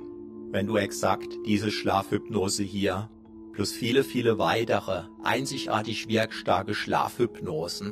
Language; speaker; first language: German; native; German